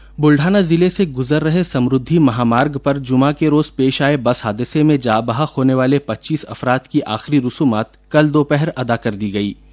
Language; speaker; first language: Urdu; native; Urdu